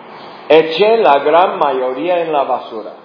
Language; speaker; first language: Spanish; non-native, fluent; English